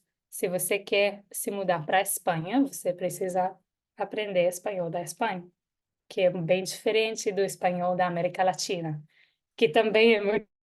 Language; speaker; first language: Portuguese; non-native, fluent; Hebrew